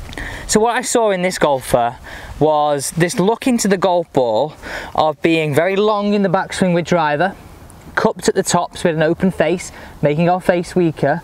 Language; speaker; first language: English; native; English